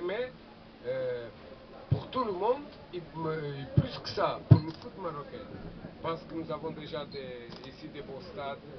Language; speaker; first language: French; non-native, fluent; Portuguese